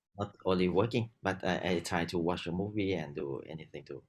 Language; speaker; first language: English; non-native, learner; Thai